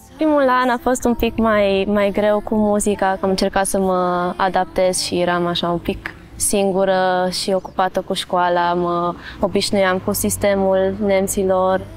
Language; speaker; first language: Romanian; native; Romanian